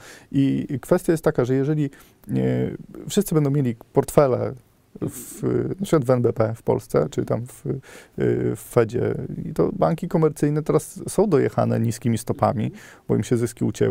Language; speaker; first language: Polish; native; Polish